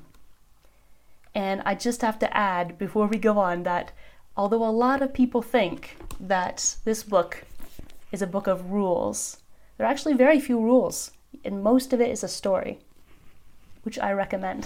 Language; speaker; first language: English; native; English